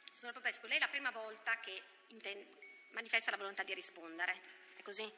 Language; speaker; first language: Italian; native; Italian